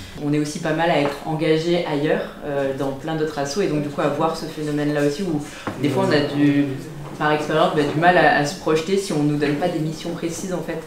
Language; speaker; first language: French; native; French